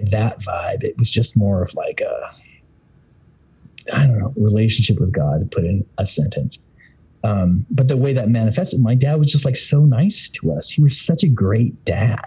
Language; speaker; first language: English; native; English